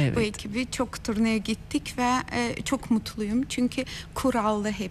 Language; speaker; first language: Turkish; non-native, fluent; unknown